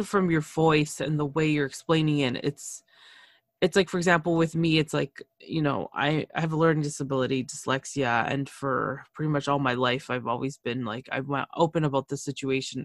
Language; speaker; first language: English; early bilingual, other home language; Spanish